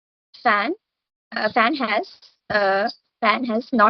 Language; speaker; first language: English; non-native, learner; Hindi